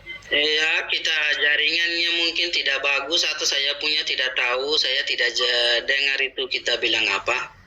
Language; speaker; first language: Indonesian; non-native, learner; Rohingya